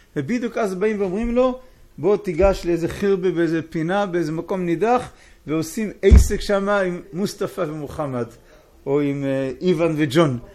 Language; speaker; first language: Hebrew; native; Hebrew